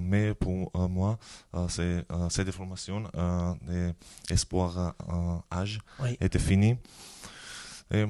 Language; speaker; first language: French; non-native, learner; Georgian